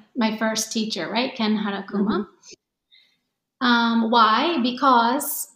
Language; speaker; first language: English; early bilingual, other home language; Japanese